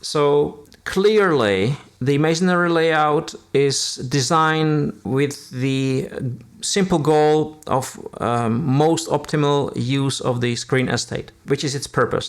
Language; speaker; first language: English; non-native, fluent; Czech